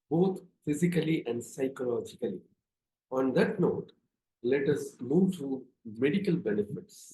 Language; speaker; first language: English; non-native, local second language; Tamil